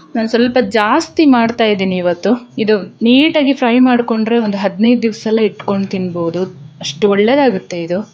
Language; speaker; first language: Kannada; non-native, local second language; Kodava